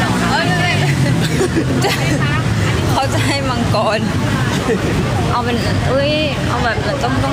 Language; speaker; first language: Thai; early bilingual, heritage; Thai